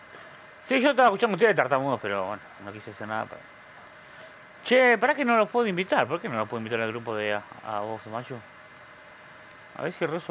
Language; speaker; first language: Spanish; native; Spanish